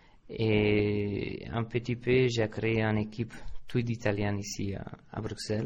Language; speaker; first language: French; non-native, fluent; Italian